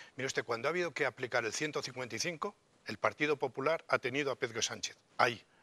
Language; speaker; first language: Spanish; native; Spanish